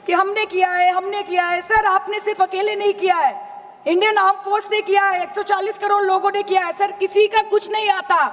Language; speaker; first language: Hindi; non-native, local second language; Bangla